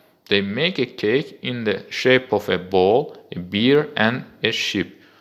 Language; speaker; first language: English; non-native, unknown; Azerbaijani